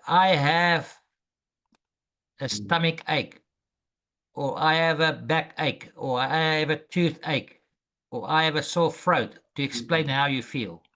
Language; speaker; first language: English; non-native, learner; Vietnamese